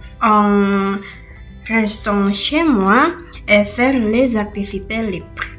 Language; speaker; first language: French; non-native, learner; Indonesian